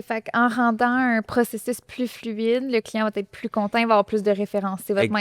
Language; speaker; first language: French; native; French